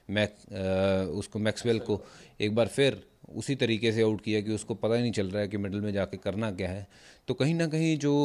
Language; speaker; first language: Hindi; non-native, local second language; Punjabi